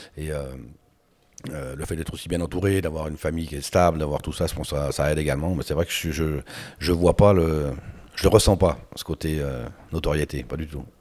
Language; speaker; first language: French; native; French